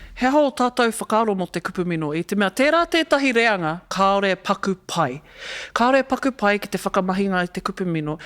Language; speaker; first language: Māori; non-native, local second language; English